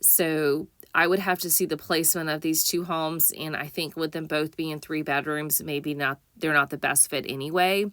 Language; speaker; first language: English; native; English